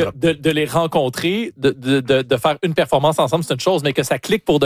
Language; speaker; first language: French; native; French